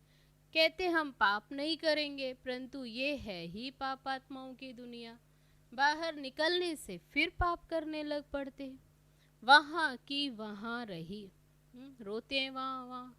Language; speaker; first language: Hindi; native; Hindi